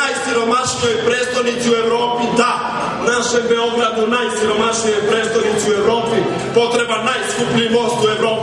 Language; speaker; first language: Serbian; native; Serbian